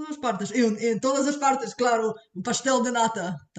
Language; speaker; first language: Portuguese; non-native, learner; Bulgarian